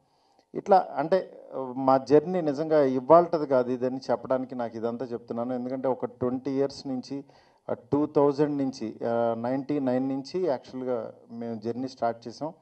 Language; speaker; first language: Telugu; native; Telugu